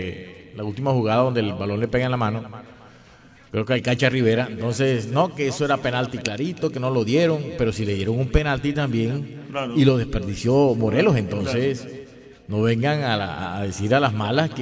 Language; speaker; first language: Spanish; native; Spanish